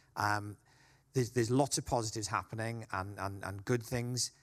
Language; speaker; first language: English; native; English